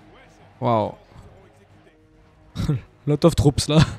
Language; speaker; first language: English; non-native, learner; French